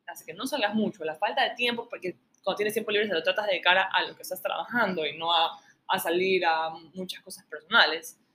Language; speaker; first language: Spanish; native; Spanish